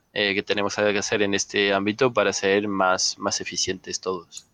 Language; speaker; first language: Spanish; non-native, fluent; French